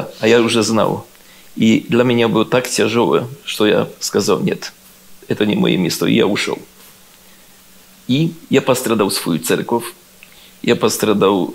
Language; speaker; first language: Russian; non-native, learner; Polish